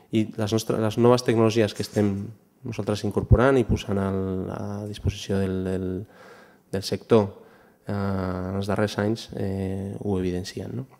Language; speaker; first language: Catalan; non-native, local second language; Spanish